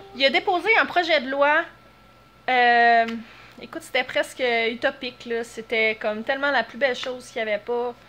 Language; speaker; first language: French; native; French